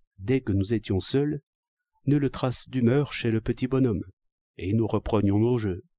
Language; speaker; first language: French; native; French